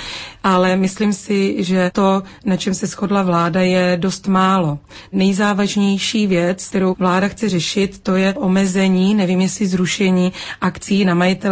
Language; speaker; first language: Czech; native; Czech